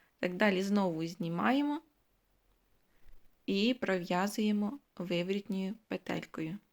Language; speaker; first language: Ukrainian; native; Ukrainian